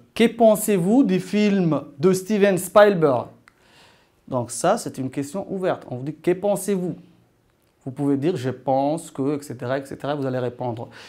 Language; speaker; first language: French; non-native, local second language; Arabic